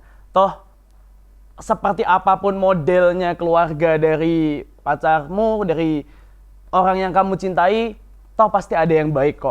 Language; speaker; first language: Indonesian; native; Indonesian